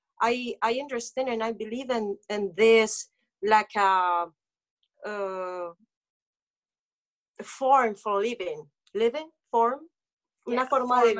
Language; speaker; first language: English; non-native, learner; Spanish